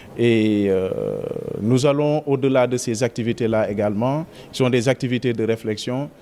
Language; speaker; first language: French; non-native, local second language; Wolof